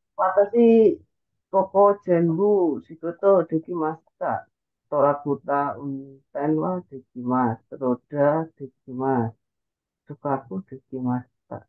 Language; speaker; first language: Japanese; non-native, learner; Indonesian